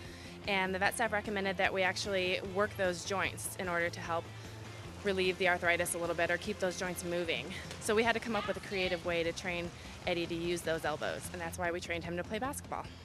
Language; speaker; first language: English; native; English